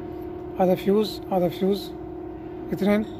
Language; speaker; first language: Arabic; non-native, learner; Urdu